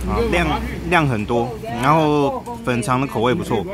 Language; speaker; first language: Chinese; native; Chinese